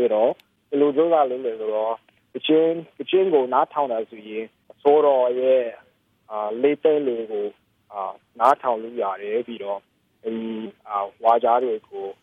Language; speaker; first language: Burmese; non-native, learner; English